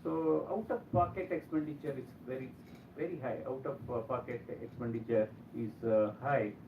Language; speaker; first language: English; non-native, local second language; Kannada